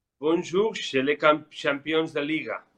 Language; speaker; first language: French; non-native, learner; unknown